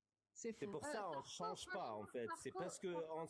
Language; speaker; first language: French; non-native, fluent; Kurdish